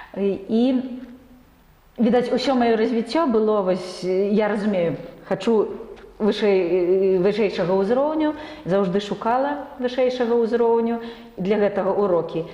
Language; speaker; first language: Belarusian; non-native, local second language; Russian